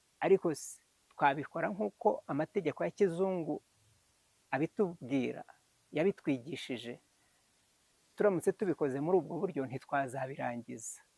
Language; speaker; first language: Kinyarwanda; early bilingual, heritage; Kinyarwanda